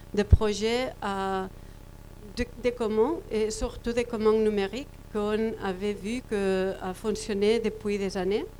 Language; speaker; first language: French; non-native, fluent; Spanish